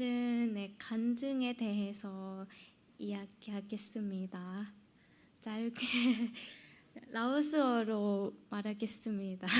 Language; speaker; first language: Korean; non-native, learner; Lao